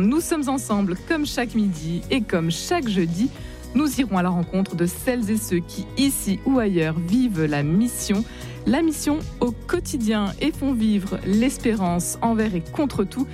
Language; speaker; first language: French; native; French